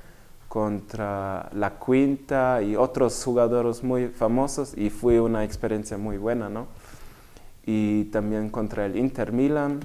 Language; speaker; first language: Spanish; early bilingual, heritage; Spanish